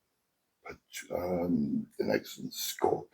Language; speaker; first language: English; non-native, learner; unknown